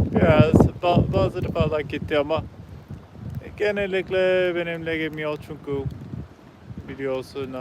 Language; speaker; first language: Turkish; non-native, learner; English